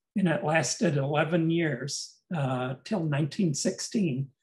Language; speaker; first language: English; native; English